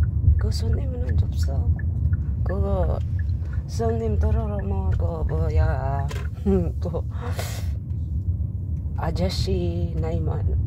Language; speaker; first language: Korean; non-native, learner; Filipino